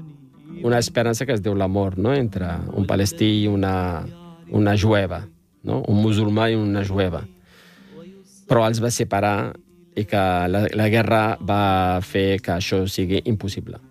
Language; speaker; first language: Catalan; non-native, fluent; Riffian